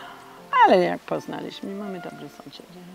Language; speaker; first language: Polish; non-native, learner; English